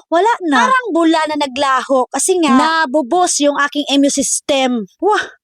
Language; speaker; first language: Filipino; native; Filipino